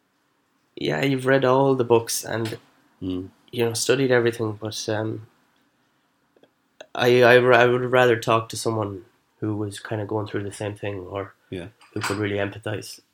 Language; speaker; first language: English; native; English